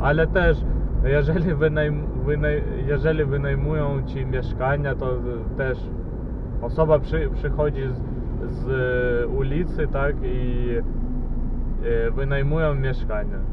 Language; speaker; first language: Polish; non-native, fluent; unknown